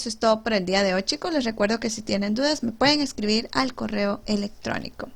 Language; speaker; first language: Spanish; native; Spanish